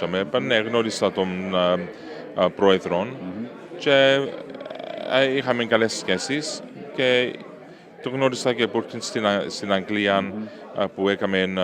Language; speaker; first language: Greek; early bilingual, heritage; Greek